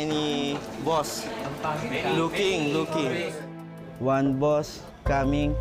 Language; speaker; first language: English; non-native, learner; Filipino